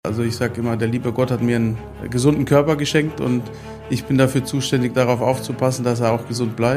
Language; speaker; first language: German; native; German